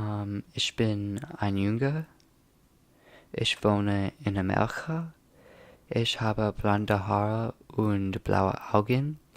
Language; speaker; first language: German; non-native, learner; English